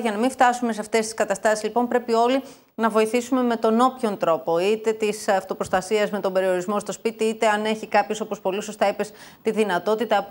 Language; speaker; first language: Greek; native; Greek